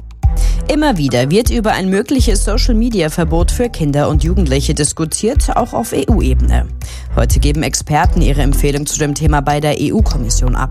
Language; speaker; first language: German; native; German